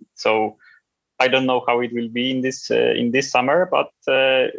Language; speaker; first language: English; non-native, fluent; Polish